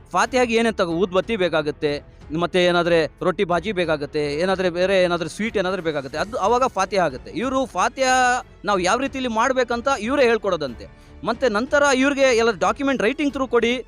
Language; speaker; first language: Kannada; non-native, local second language; Urdu